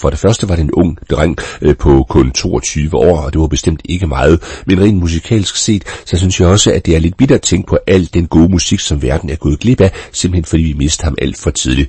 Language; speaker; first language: Danish; native; Danish